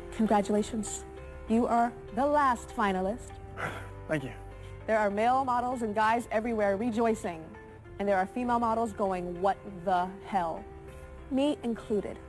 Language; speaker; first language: English; native; English